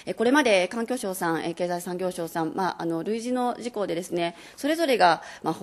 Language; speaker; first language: Japanese; native; Japanese